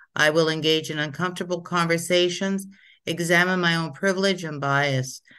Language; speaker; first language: English; native; English